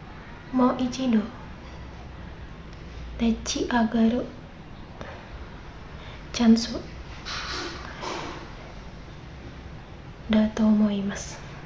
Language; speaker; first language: Japanese; non-native, learner; Indonesian